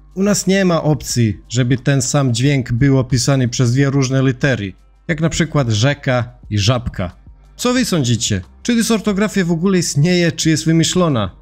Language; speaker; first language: Polish; non-native, fluent; Serbian